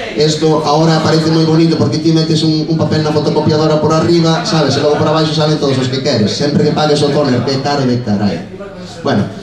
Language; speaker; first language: Galician; non-native, local second language; Spanish